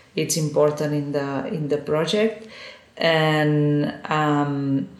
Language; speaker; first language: English; non-native, fluent; Spanish